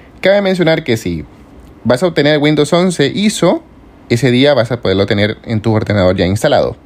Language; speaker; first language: Spanish; native; Spanish